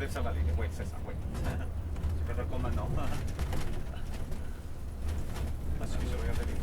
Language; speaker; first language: French; non-native, learner; Spanish